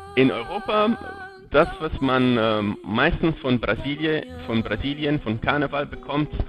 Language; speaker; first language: German; non-native, fluent; Portuguese